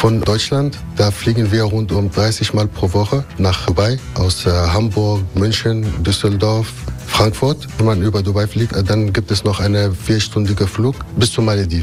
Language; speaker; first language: German; non-native, fluent; Arabic